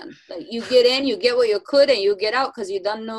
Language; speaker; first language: English; native; English